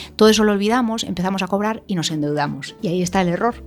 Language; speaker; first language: Spanish; native; Spanish